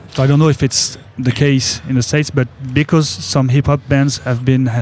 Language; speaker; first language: English; non-native, fluent; French